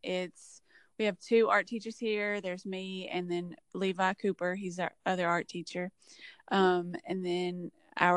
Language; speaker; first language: English; native; English